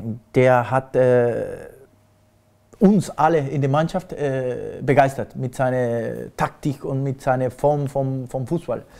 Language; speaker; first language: German; non-native, fluent; Spanish